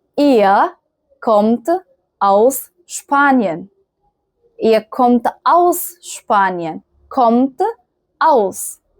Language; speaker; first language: German; non-native, fluent; Arabic